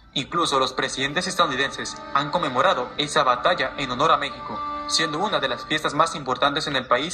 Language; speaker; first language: Spanish; native; Spanish